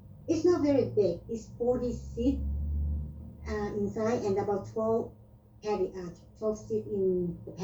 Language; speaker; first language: English; non-native, learner; Vietnamese